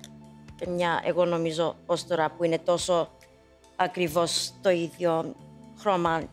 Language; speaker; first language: Greek; early bilingual, heritage; English